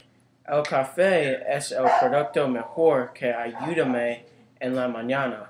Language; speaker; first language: Spanish; non-native, learner; English